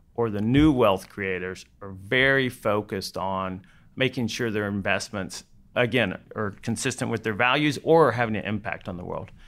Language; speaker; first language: English; native; English